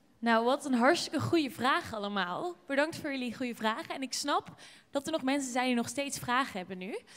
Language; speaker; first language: Dutch; native; Dutch